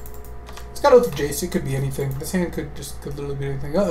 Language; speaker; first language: English; native; English